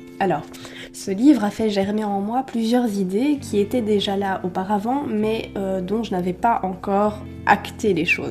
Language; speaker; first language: French; native; French